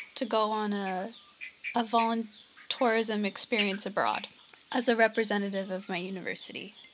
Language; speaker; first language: English; native; English